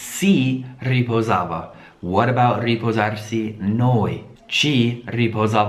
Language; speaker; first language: Italian; non-native, fluent; English